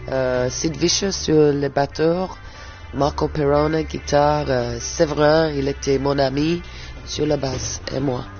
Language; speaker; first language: French; non-native, learner; English